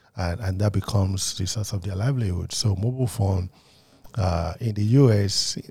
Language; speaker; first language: English; non-native, local second language; Yoruba